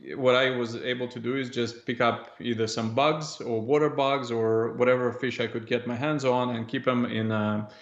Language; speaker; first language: English; non-native, fluent; Russian